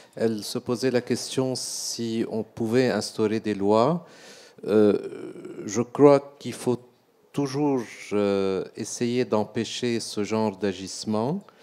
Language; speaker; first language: French; non-native, local second language; Arabic